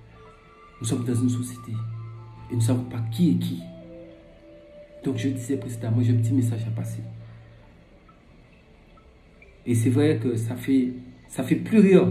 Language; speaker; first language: French; non-native, local second language; Fon